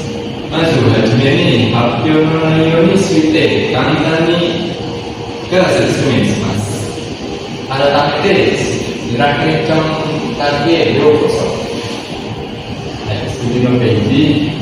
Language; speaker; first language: Japanese; non-native, learner; Indonesian